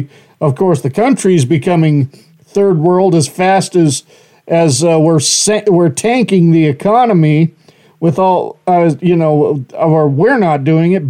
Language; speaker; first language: English; native; English